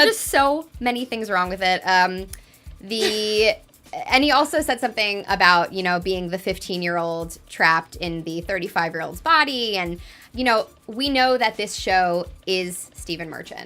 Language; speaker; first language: English; native; English